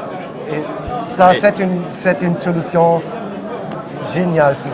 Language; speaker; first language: French; non-native, learner; German